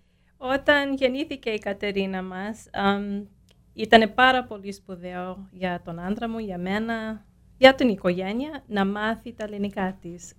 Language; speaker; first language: Greek; early bilingual, heritage; Greek